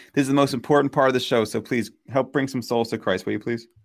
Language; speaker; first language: English; native; English